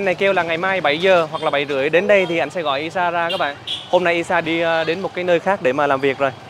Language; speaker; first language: Vietnamese; native; Vietnamese